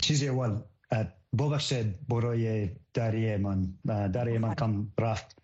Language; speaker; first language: Persian; non-native, learner; English